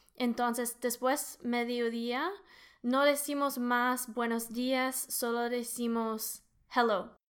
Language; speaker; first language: Spanish; non-native, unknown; English